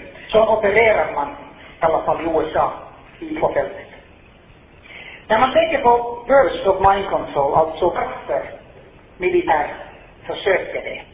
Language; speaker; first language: Swedish; non-native, fluent; Finnish